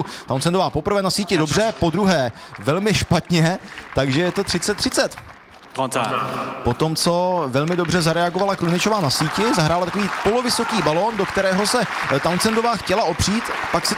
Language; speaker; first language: Czech; native; Czech